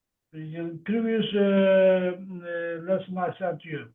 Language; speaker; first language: English; non-native, learner; Turkish